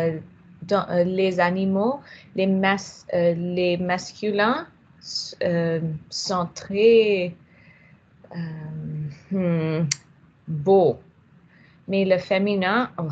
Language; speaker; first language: French; non-native, learner; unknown